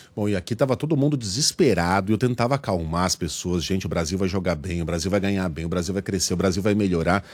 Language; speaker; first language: Portuguese; native; Portuguese